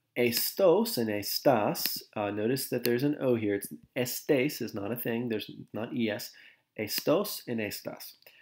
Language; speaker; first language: English; native; English